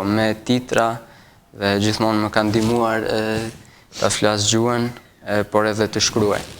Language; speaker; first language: Albanian; early bilingual, heritage; Albanian